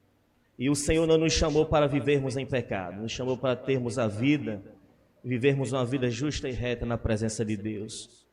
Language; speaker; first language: Portuguese; native; Portuguese